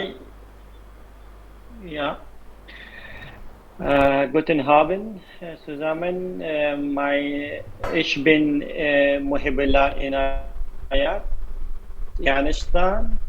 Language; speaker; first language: German; non-native, learner; Persian